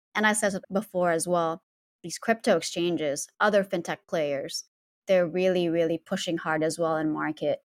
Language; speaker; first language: English; non-native, fluent; Indonesian